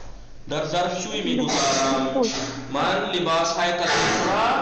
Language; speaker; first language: Persian; non-native, fluent; Urdu